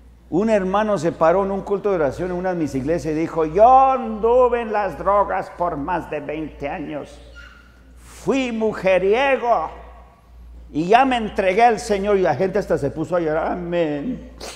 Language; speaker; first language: Spanish; early bilingual, heritage; Spanish